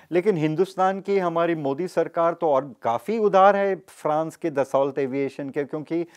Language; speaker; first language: Hindi; native; Hindi